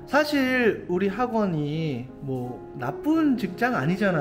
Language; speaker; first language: Korean; native; Korean